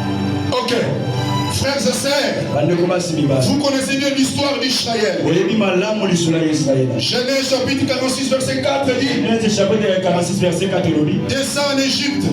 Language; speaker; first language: French; non-native, local second language; Lingala